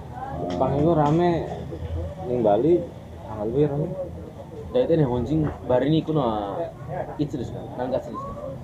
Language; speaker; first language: Japanese; non-native, fluent; Indonesian